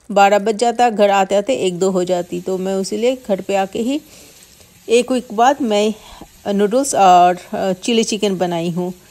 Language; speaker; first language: Hindi; non-native, local second language; Bangla